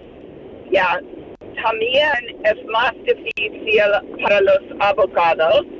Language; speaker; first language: Spanish; non-native, learner; English